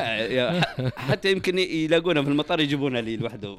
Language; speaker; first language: Arabic; native; Arabic